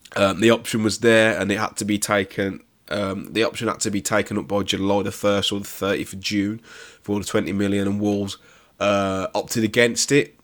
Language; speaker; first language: English; native; English